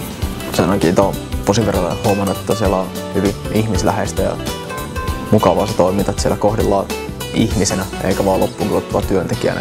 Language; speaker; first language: Finnish; native; Finnish